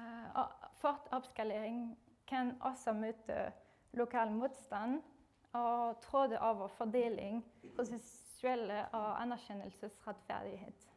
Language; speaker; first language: Norwegian; non-native, fluent; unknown